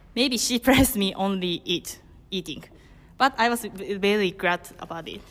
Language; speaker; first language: English; non-native, learner; Japanese